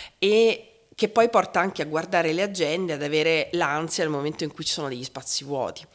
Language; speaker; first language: Italian; native; Italian